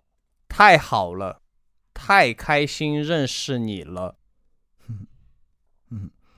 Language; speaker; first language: Chinese; non-native, learner; English